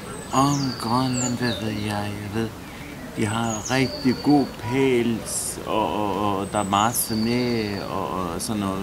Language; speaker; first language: Danish; non-native, learner; Turkish